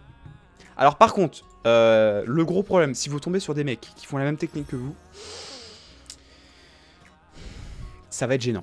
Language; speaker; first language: French; native; French